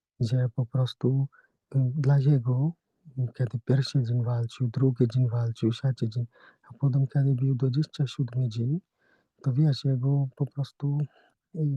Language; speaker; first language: Polish; non-native, learner; Hindi